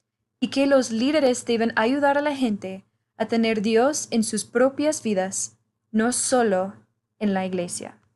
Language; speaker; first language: Spanish; non-native, learner; English